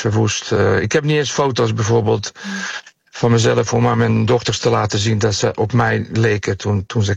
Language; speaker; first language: Dutch; non-native, fluent; Bosnian